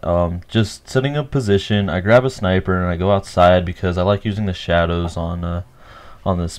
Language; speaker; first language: English; native; English